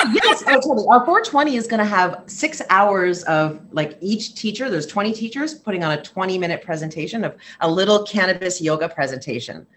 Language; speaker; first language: English; native; English